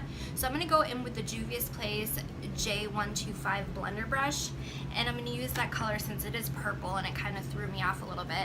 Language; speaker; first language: English; native; English